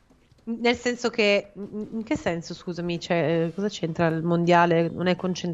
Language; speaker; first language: Italian; native; Italian